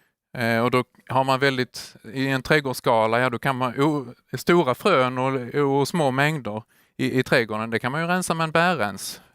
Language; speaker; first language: Swedish; native; Swedish